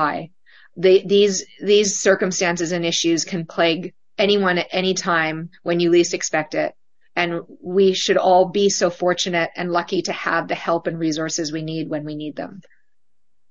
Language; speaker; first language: English; native; English